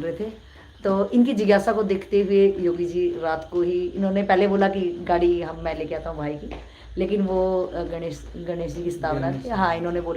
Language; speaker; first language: Hindi; native; Hindi